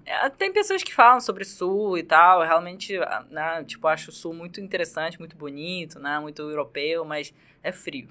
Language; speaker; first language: Portuguese; non-native, fluent; Russian